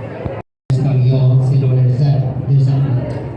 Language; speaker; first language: French; non-native, local second language; Haitian Creole